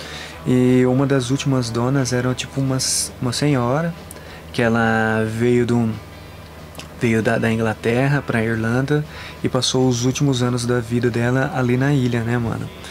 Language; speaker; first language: Portuguese; native; Portuguese